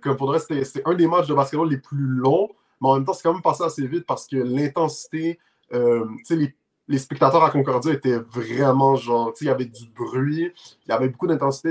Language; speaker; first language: French; native; French